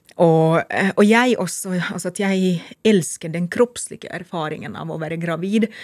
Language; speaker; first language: Norwegian; non-native, fluent; Finnish